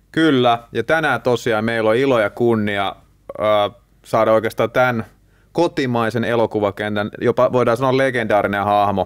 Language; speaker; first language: Finnish; native; Finnish